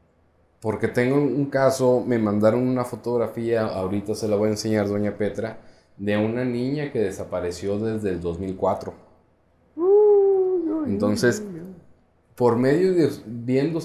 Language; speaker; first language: Spanish; native; Spanish